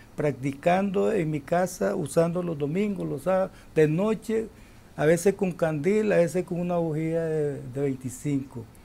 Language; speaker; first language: Spanish; native; Spanish